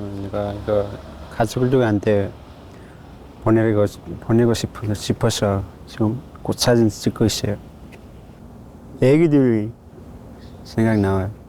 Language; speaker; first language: Korean; non-native, learner; Nepali